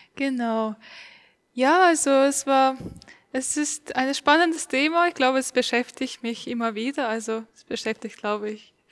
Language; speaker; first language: German; non-native, fluent; Estonian